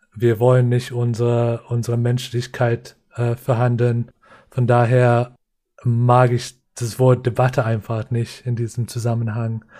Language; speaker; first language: German; non-native, fluent; English